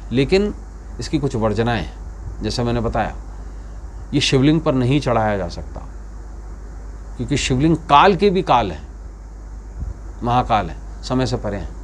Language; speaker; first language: Hindi; native; Hindi